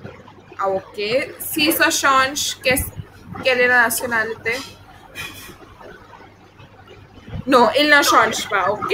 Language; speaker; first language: French; non-native, fluent; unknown